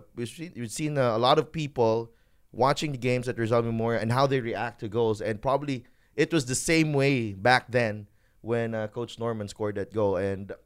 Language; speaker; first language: English; non-native, local second language; Hiligaynon